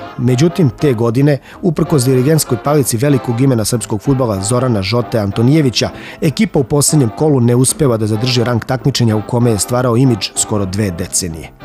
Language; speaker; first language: Serbian; native; Serbian